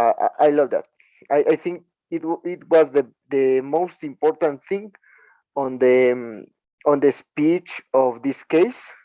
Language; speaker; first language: English; non-native, learner; Spanish